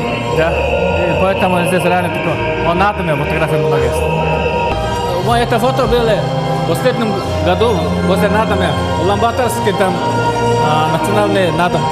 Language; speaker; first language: Russian; non-native, learner; Mongolian